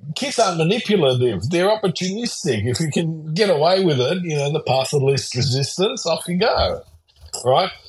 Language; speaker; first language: English; early bilingual, other home language; German